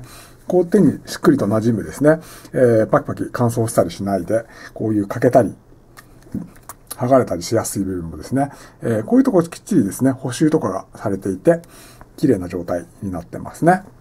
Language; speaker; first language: Japanese; native; Japanese